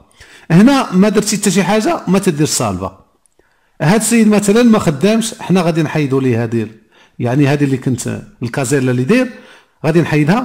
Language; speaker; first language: Arabic; native; Arabic